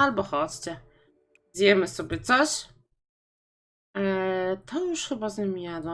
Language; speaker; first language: Polish; native; Polish